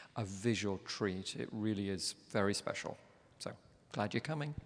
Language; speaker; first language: English; native; English